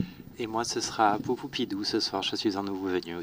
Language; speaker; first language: French; native; French